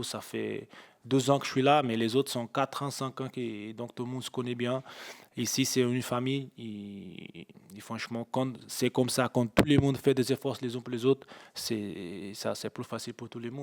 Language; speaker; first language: French; non-native, fluent; Portuguese